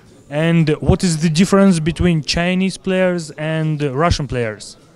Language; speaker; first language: English; non-native, learner; Russian